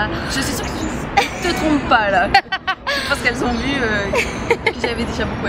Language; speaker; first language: French; native; French